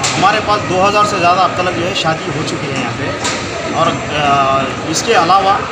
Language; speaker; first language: Hindi; non-native, local second language; Urdu